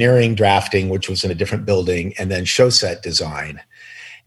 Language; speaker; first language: English; native; English